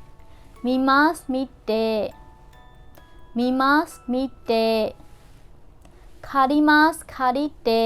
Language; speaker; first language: Japanese; non-native, fluent; Burmese